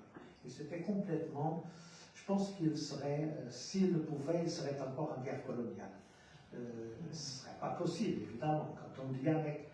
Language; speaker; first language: French; non-native, fluent; Portuguese